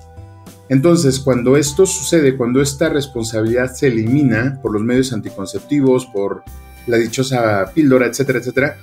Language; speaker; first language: Spanish; native; Spanish